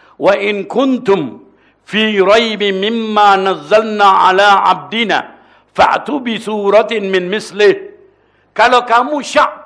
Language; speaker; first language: Malay; non-native, local second language; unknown